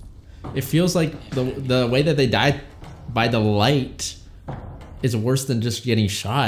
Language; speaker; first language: English; native; English